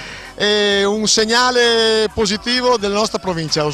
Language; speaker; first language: Italian; native; Italian